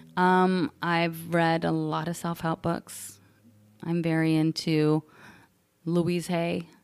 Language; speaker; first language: English; native; English